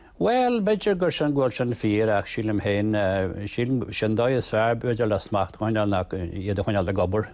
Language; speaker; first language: Irish; native; Irish